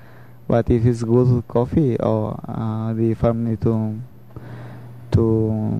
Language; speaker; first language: English; non-native, learner; Spanish